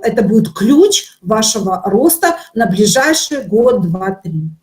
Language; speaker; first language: Russian; native; Russian